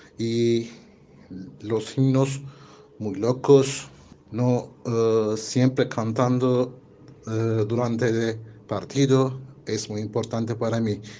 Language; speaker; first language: Spanish; non-native, learner; Turkish